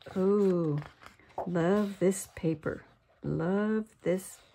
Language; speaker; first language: English; native; English